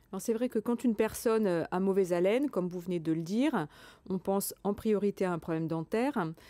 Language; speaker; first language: French; native; French